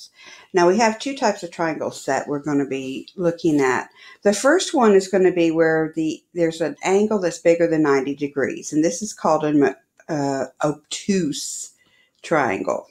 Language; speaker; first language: English; native; English